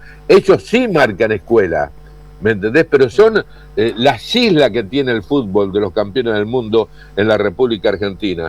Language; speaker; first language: Spanish; native; Spanish